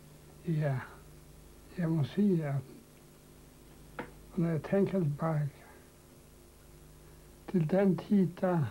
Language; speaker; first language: Danish; non-native, local second language; Faroese